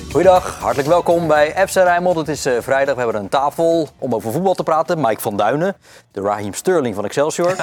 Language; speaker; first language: Dutch; native; Dutch